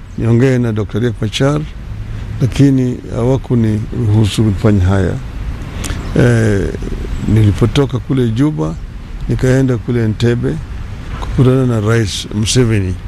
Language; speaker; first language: Swahili; non-native, local second language; Luo (Kenya and Tanzania)